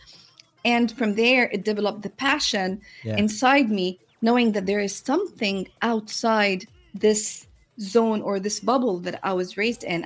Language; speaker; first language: English; non-native, fluent; Arabic